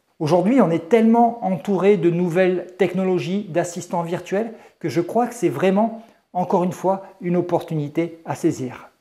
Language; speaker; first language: French; native; French